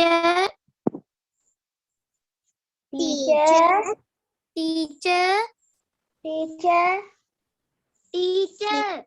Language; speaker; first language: English; non-native, learner; Sinhala